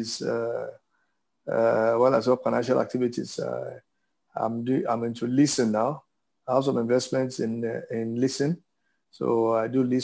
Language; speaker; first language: English; non-native, local second language; Yoruba